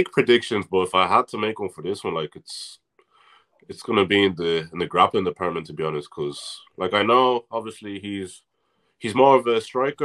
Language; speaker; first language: English; native; English